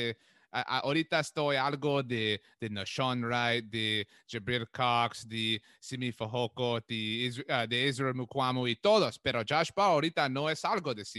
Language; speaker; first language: Spanish; non-native, learner; English